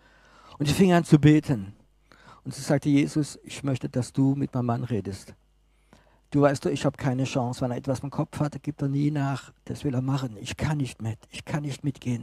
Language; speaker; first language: German; non-native, fluent; French